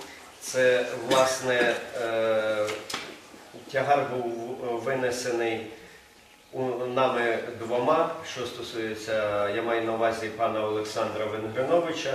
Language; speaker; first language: Ukrainian; native; Ukrainian